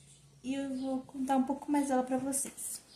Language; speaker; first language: Portuguese; native; Portuguese